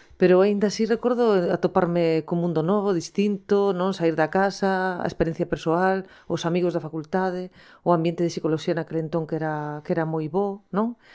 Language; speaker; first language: Galician; non-native, local second language; Spanish